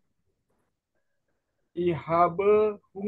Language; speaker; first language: German; non-native, learner; Indonesian